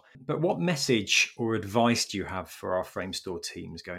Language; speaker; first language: English; native; English